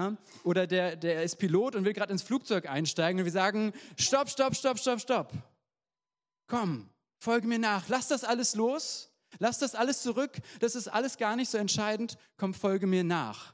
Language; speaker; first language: German; native; German